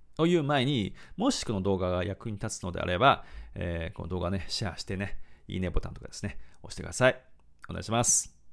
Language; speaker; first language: Japanese; non-native, fluent; Chinese